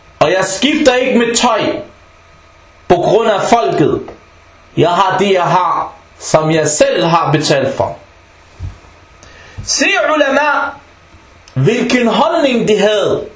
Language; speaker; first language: Danish; early bilingual, other home language; Arabic